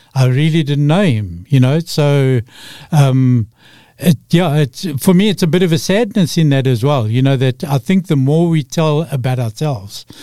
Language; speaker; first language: English; native; English